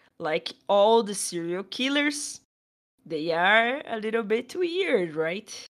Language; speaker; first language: English; non-native, fluent; Portuguese